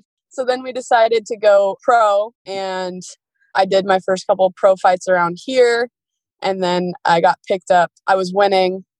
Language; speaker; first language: English; native; English